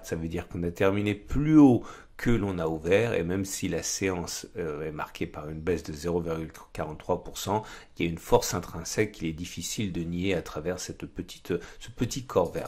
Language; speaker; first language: French; native; French